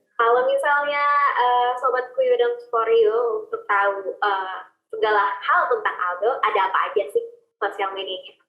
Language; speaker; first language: Indonesian; native; Indonesian